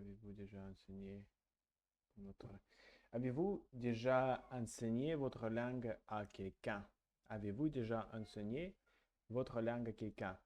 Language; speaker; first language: French; non-native, learner; English